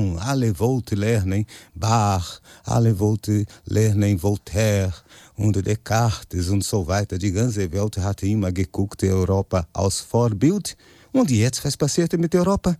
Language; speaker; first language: German; non-native, fluent; Portuguese